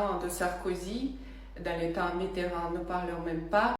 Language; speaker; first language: French; non-native, fluent; Russian